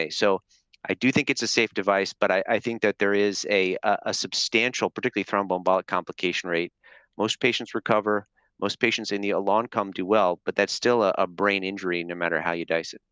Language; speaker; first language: English; native; English